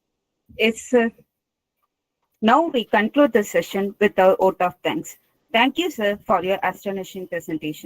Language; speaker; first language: English; non-native, local second language; Tamil